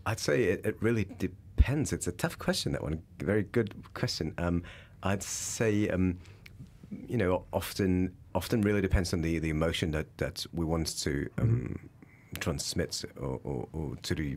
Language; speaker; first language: English; early bilingual, other home language; Russian